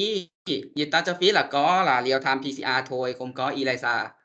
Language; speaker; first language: Vietnamese; non-native, learner; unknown